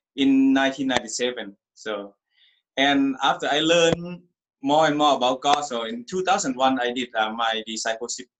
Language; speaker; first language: English; non-native, learner; Thai